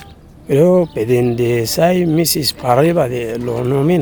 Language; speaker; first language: Spanish; non-native, learner; Arabic